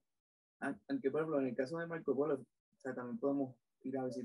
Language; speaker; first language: Spanish; native; Spanish